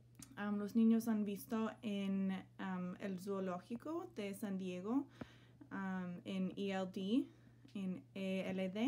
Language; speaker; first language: Spanish; non-native, learner; English